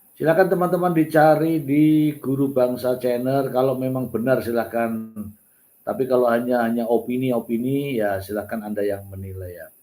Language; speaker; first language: Indonesian; native; Indonesian